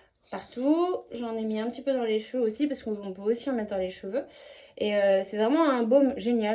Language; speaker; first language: French; native; French